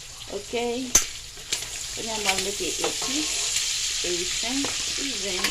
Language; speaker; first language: English; non-native, learner; Haitian Creole